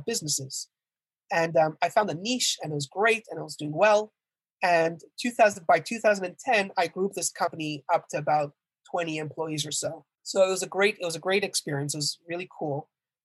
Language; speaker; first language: English; native; English